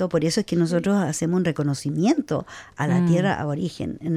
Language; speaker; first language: Spanish; native; Spanish